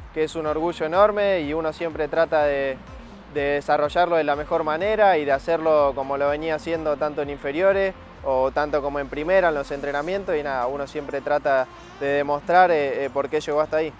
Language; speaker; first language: Spanish; native; Spanish